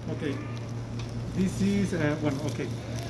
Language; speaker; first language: English; non-native, learner; Spanish